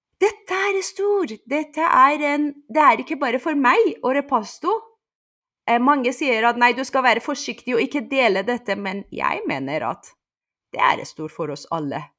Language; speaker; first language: Norwegian; non-native, fluent; Persian